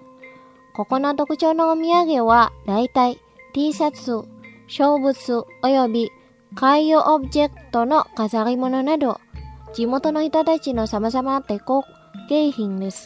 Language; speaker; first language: Japanese; non-native, fluent; Indonesian